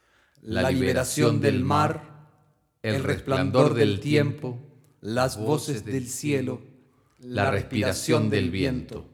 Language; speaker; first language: Spanish; native; Spanish